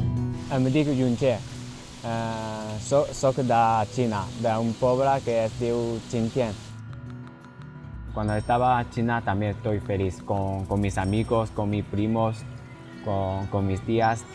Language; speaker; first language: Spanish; non-native, learner; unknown